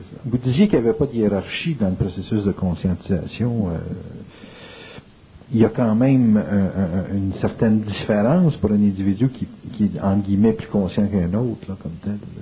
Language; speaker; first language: French; native; French